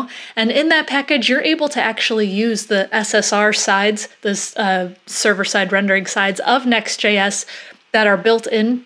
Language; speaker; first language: English; native; English